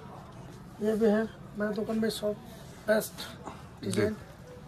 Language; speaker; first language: Hindi; non-native, learner; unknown